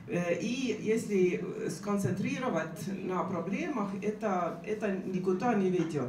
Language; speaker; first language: Russian; non-native, fluent; Estonian